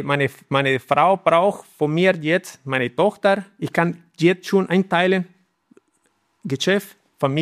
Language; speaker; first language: German; non-native, learner; Spanish